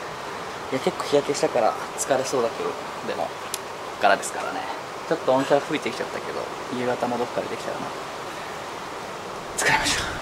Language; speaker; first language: Japanese; native; Japanese